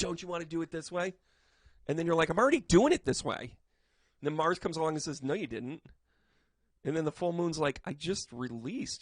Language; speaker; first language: English; native; English